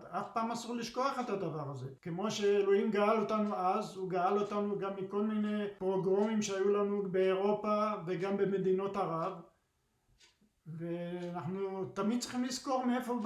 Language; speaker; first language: Hebrew; early bilingual, other home language; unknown